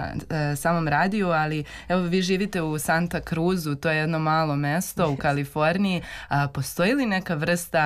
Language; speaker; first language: Serbian; native; Serbian